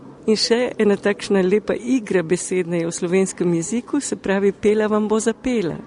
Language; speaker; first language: Slovenian; early bilingual, other home language; Macedonian